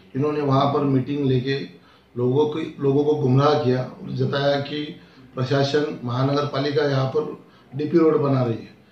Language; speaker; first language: Hindi; non-native, local second language; Marathi